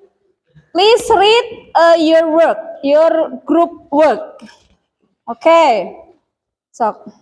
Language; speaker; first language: English; non-native, fluent; Indonesian